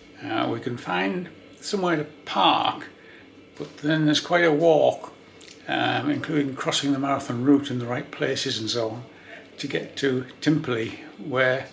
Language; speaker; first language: English; native; English